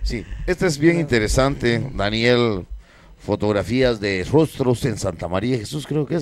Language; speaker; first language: Spanish; native; Spanish